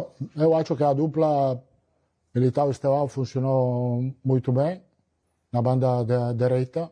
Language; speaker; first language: Portuguese; non-native, learner; Italian